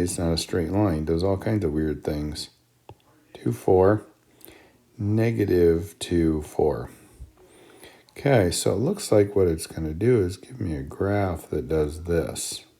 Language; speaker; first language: English; native; English